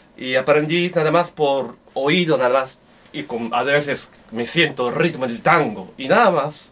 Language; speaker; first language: Spanish; non-native, learner; Japanese